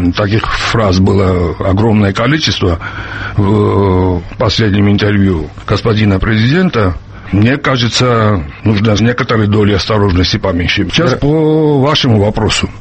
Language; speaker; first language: Russian; non-native, local second language; Georgian